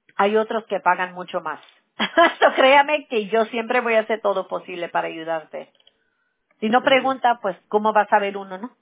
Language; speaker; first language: Spanish; early bilingual, other home language; English